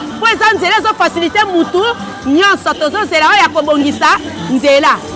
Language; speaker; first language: Lingala; native; Lingala